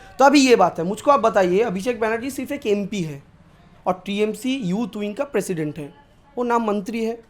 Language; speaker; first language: Hindi; non-native, local second language; Bangla